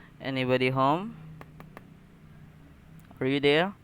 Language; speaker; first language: English; non-native, learner; Indonesian